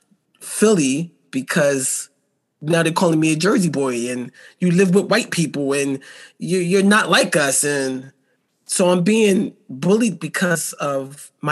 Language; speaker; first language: English; native; English